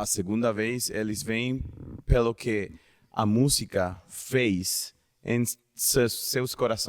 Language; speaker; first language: Portuguese; non-native, learner; Spanish